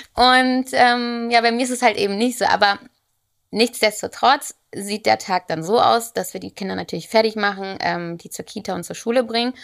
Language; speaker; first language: German; early bilingual, other home language; Italian